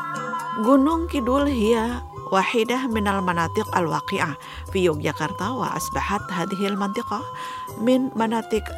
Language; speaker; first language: Arabic; non-native, fluent; Indonesian